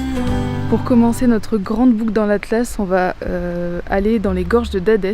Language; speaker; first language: French; native; French